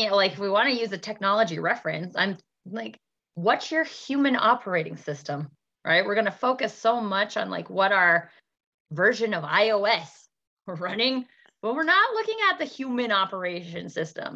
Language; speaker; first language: English; native; English